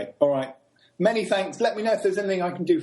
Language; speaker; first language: English; native; English